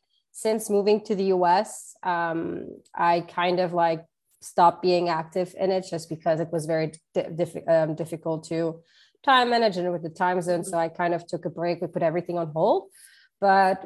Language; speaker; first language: English; non-native, fluent; Portuguese